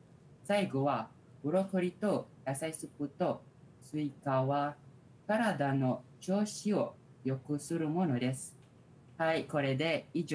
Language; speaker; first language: Japanese; non-native, learner; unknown